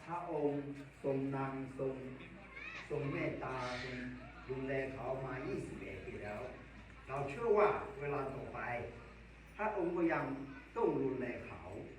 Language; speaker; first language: Thai; non-native, local second language; Akha